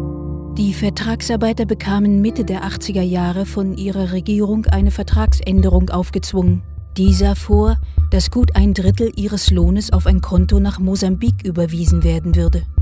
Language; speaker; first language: German; native; German